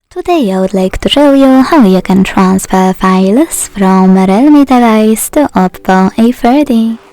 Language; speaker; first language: English; non-native, fluent; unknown